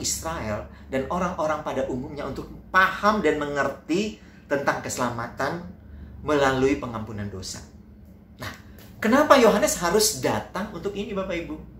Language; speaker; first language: Indonesian; native; Indonesian